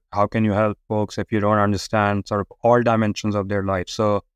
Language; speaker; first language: English; non-native, local second language; Hindi